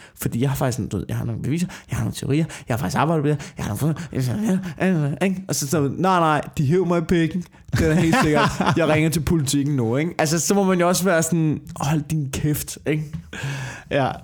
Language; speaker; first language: Danish; native; Danish